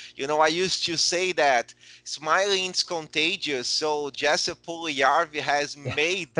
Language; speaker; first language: English; non-native, fluent; Portuguese